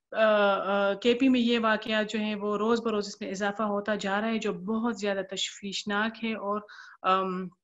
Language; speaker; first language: Urdu; non-native, local second language; Pashto